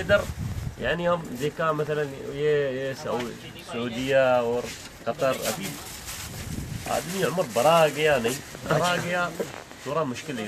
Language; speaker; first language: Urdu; non-native, learner; Arabic